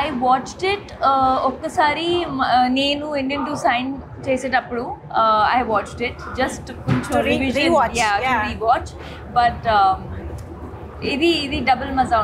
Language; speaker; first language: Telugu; non-native, learner; Hindi